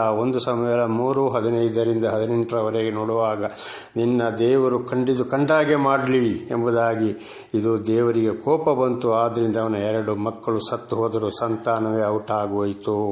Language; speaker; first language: Kannada; native; Kannada